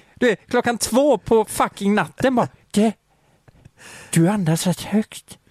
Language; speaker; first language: Swedish; native; Swedish